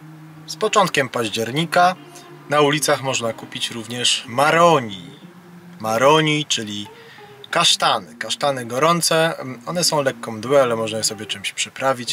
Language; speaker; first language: Polish; native; Polish